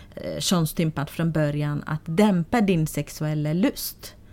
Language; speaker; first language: Swedish; non-native, fluent; Arabic